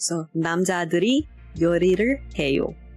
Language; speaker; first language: Korean; non-native, learner; English